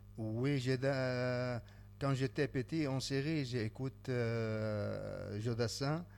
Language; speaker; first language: French; non-native, learner; Arabic